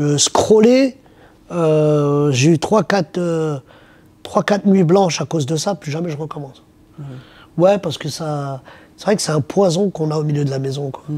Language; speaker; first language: French; early bilingual, other home language; Arabic